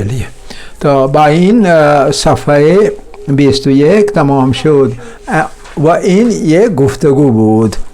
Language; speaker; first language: Persian; non-native, fluent; Urdu